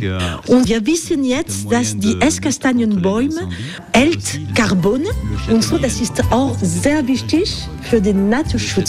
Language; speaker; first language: German; non-native, learner; French